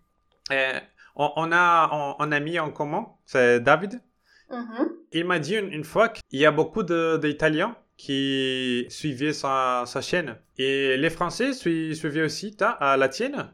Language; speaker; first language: French; non-native, fluent; Portuguese